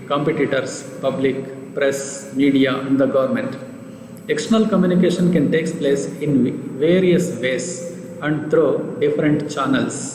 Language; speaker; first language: English; non-native, local second language; Kannada